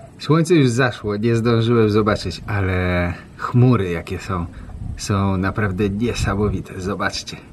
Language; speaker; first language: Polish; native; Polish